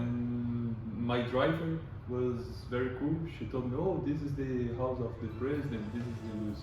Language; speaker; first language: English; non-native, learner; Portuguese